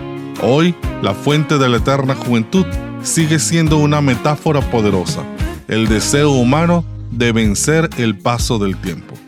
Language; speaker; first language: Spanish; native; Spanish